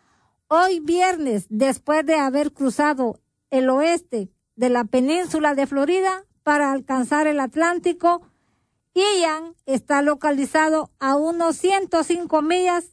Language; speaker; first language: Spanish; native; Spanish